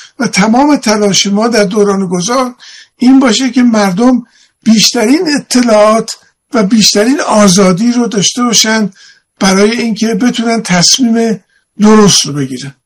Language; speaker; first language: Persian; native; Persian